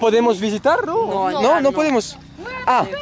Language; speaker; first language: Spanish; non-native, learner; French